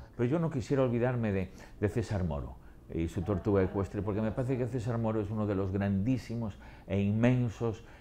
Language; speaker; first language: Spanish; native; Spanish